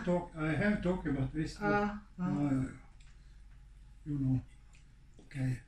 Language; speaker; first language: English; non-native, learner; Swedish